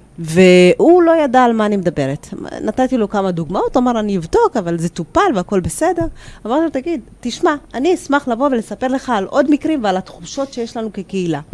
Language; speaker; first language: Hebrew; early bilingual, other home language; Amharic